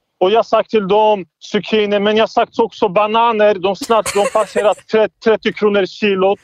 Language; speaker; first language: Swedish; non-native, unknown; Turkish